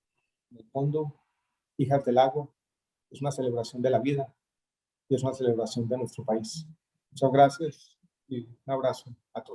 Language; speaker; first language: Spanish; native; Spanish